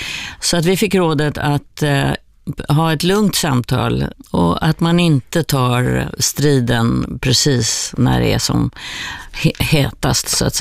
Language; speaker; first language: Swedish; native; Swedish